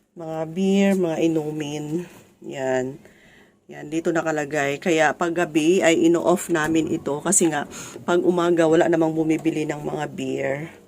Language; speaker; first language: Filipino; non-native, local second language; Cebuano